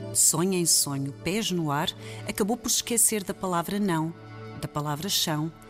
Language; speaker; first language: Portuguese; native; Portuguese